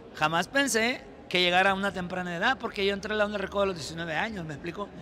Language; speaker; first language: Spanish; native; Spanish